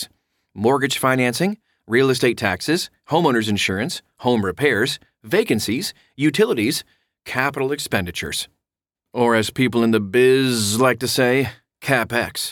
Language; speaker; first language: English; native; English